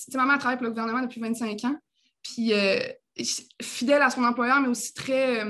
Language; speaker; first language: French; native; French